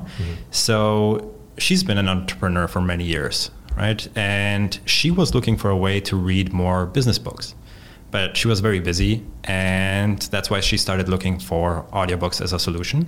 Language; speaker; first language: English; non-native, fluent; Polish